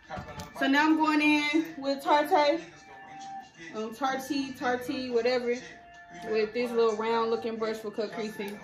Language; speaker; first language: English; native; English